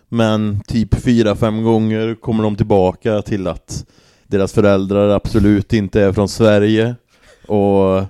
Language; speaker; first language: Swedish; native; Swedish